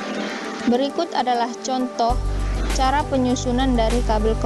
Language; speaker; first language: Indonesian; native; Indonesian